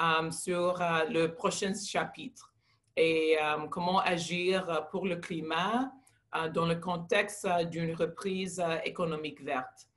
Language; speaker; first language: French; non-native, local second language; English